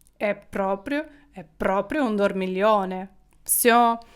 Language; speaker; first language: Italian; non-native, fluent; Ukrainian